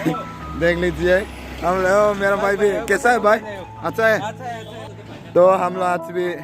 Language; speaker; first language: Hindi; non-native, local second language; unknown